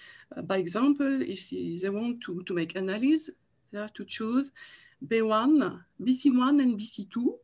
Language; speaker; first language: English; non-native, learner; French